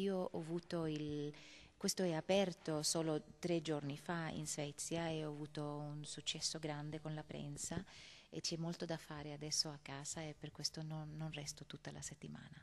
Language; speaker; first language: Italian; non-native, fluent; Swedish